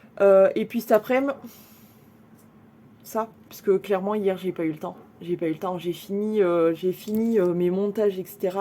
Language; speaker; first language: French; native; French